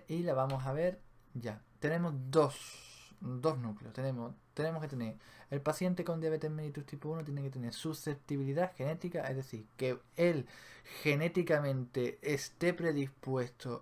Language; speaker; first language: Spanish; native; Spanish